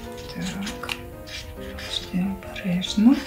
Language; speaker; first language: Polish; non-native, learner; Ukrainian